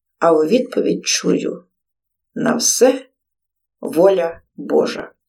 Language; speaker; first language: Ukrainian; native; Ukrainian